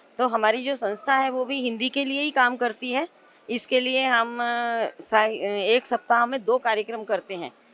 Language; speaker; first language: Hindi; native; Hindi